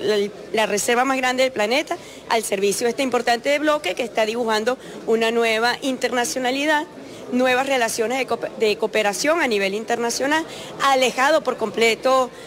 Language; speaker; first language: Spanish; native; Spanish